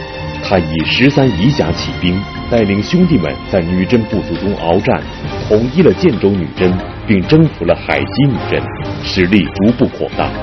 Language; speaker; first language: Chinese; native; Chinese